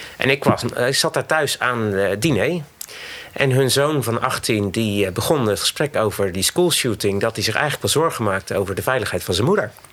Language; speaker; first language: Dutch; native; Dutch